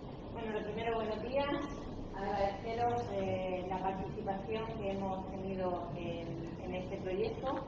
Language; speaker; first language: Spanish; native; Spanish